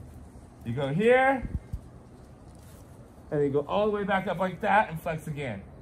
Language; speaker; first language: English; native; English